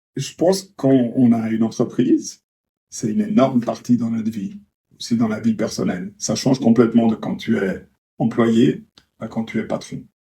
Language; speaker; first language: French; native; French